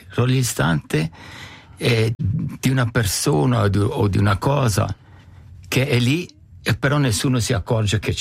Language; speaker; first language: Italian; native; Italian